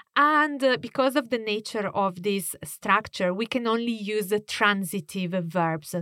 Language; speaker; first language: English; non-native, fluent; Italian